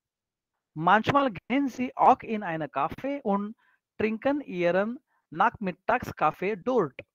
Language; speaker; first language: German; non-native, fluent; Marathi